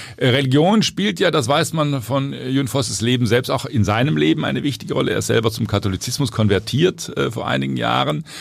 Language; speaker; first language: German; native; German